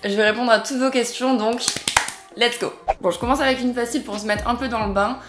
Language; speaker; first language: French; native; French